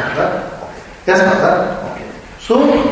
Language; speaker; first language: Russian; non-native, learner; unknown